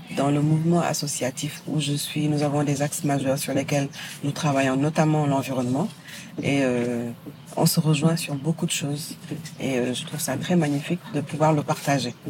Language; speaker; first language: French; non-native, local second language; Wolof